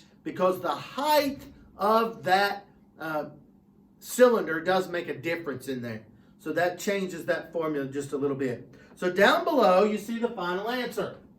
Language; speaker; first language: English; native; English